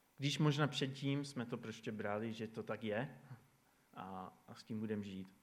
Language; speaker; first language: Czech; non-native, fluent; English